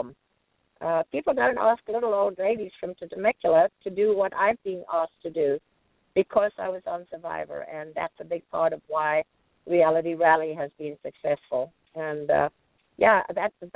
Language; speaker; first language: English; native; English